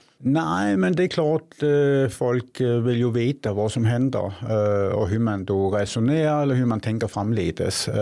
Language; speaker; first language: Swedish; non-native, fluent; Danish